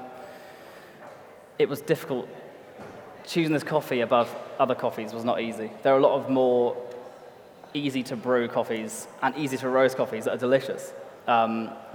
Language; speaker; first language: English; native; English